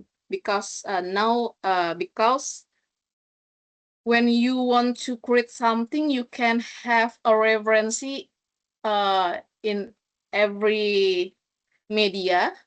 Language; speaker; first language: English; non-native, learner; Indonesian